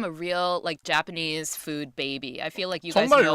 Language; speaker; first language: English; native; English